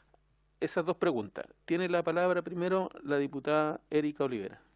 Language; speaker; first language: Spanish; native; Spanish